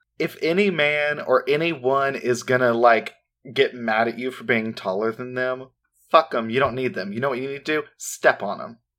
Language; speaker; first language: English; native; English